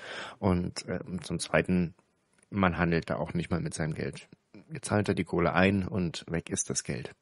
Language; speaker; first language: German; native; German